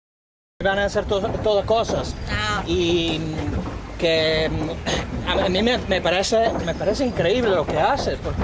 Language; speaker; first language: Spanish; non-native, fluent; English